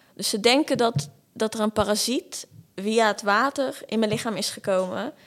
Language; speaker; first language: Dutch; early bilingual, other home language; Portuguese